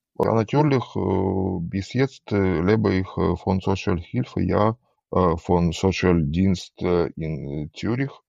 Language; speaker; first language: German; non-native, learner; Ukrainian